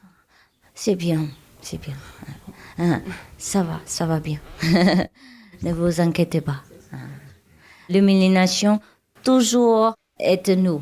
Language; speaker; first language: French; non-native, learner; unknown